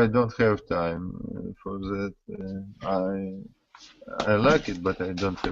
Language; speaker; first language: English; non-native, learner; Russian